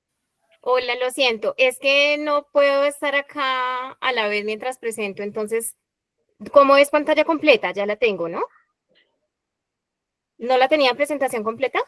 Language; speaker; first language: Spanish; native; Spanish